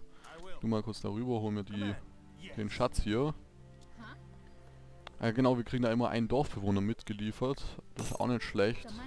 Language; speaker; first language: German; native; German